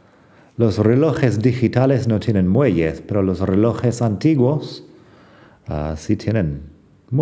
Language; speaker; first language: Spanish; non-native, fluent; English